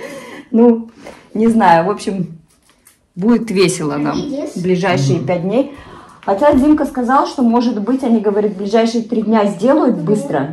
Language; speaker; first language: Russian; native; Russian